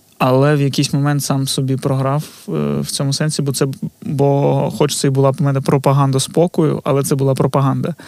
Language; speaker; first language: Ukrainian; non-native, local second language; Russian